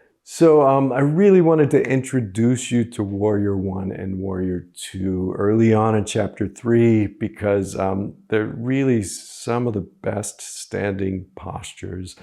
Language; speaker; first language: English; native; English